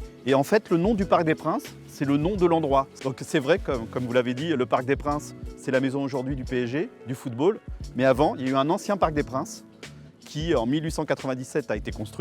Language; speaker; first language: French; native; French